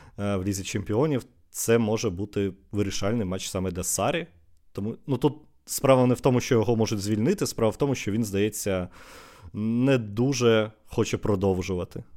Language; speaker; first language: Ukrainian; native; Ukrainian